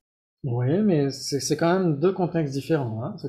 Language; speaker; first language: French; native; French